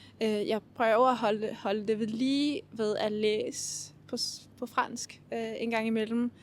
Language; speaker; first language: Danish; non-native, fluent; Italian